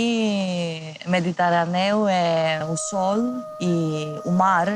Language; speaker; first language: Portuguese; non-native, fluent; Greek